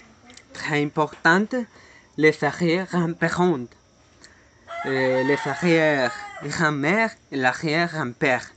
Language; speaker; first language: French; non-native, learner; Spanish